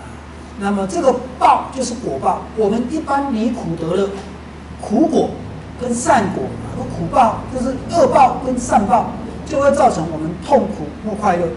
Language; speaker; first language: Chinese; native; Chinese